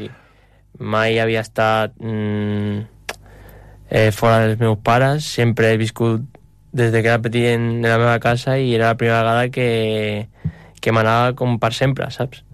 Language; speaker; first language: Catalan; non-native, local second language; Spanish